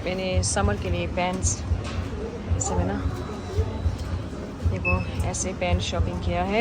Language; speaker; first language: Hindi; non-native, local second language; Tibetan